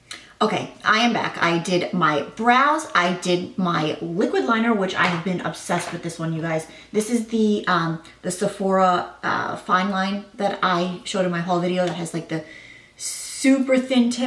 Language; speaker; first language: English; native; English